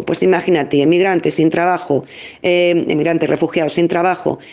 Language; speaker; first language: Spanish; native; Spanish